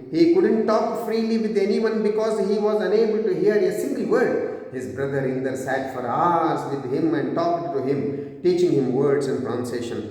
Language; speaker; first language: English; non-native, local second language; Kannada